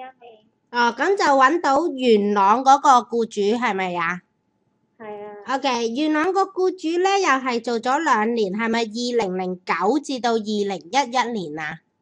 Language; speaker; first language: Cantonese; native; Cantonese